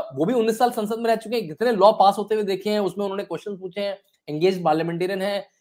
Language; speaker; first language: Hindi; native; Hindi